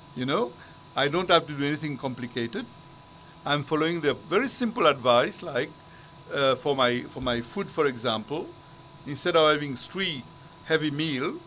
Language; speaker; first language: English; non-native, local second language; Morisyen